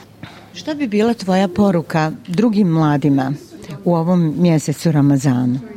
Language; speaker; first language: Serbian; native; Serbian